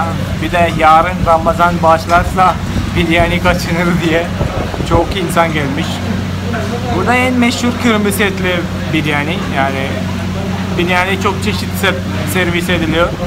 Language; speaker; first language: Turkish; non-native, fluent; Malayalam